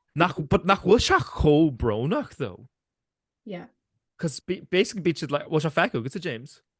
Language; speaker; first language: Irish; native; Irish